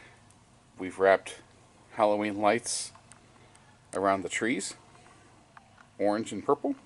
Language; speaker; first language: English; native; English